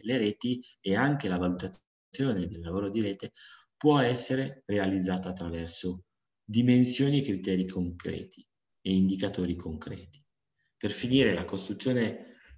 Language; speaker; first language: Italian; native; Italian